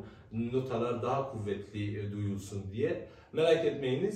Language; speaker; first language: Turkish; non-native, fluent; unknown